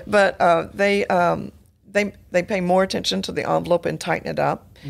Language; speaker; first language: English; native; English